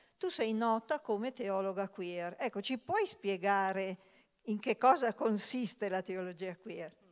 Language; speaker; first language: Italian; native; Italian